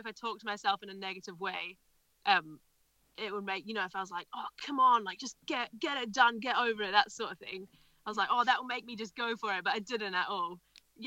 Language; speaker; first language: English; native; English